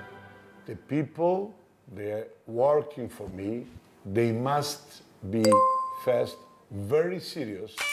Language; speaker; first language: English; non-native, learner; Italian